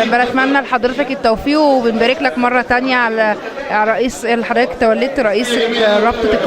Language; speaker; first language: Arabic; native; Arabic